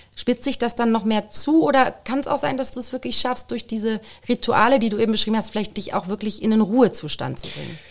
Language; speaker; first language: German; native; German